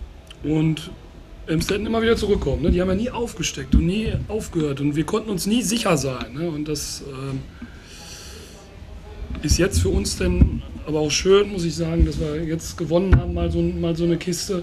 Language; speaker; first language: German; native; German